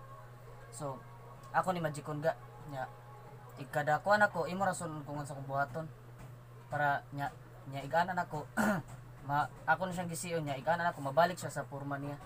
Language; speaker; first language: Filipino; non-native, local second language; Cebuano